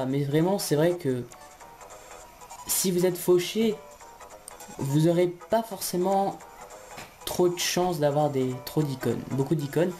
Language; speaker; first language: French; native; French